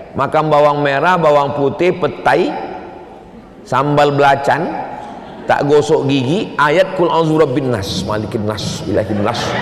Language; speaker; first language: Malay; native; Malay